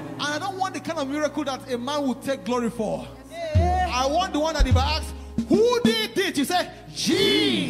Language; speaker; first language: English; non-native, local second language; Igbo